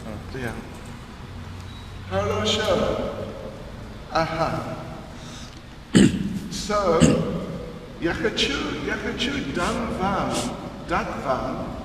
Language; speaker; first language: Russian; non-native, learner; English